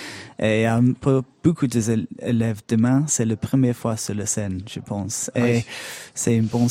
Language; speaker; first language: French; non-native, learner; English